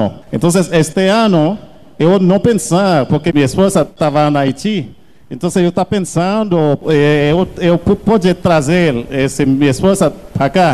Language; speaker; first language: Portuguese; non-native, learner; Haitian Creole